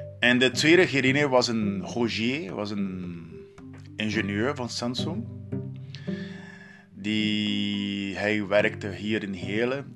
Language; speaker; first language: Dutch; non-native, learner; Portuguese